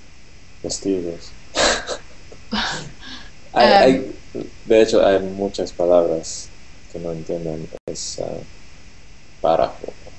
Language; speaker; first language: Spanish; non-native, learner; English